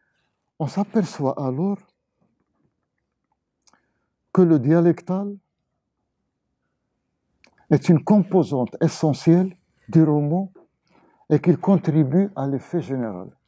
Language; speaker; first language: French; non-native, local second language; Arabic